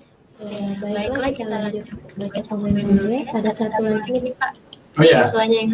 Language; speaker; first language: Indonesian; native; Indonesian